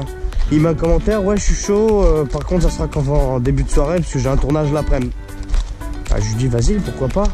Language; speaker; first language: French; native; French